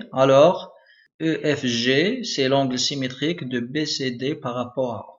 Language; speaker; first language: French; non-native, local second language; Arabic